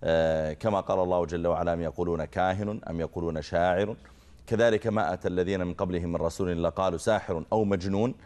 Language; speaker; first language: Arabic; native; Arabic